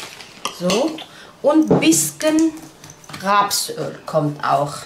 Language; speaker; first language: German; non-native, learner; Turkish